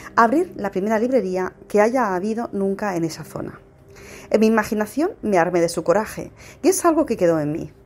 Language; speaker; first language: Spanish; non-native, local second language; Catalan